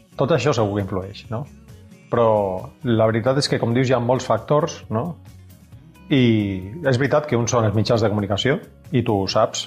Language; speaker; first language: Catalan; non-native, local second language; Spanish